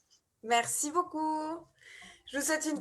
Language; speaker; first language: French; native; French